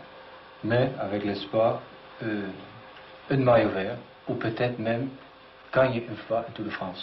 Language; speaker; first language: French; non-native, fluent; Dutch